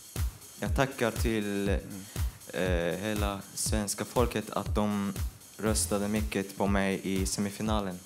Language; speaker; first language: Swedish; non-native, learner; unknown